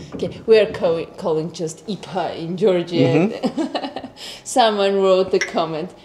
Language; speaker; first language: English; non-native, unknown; Georgian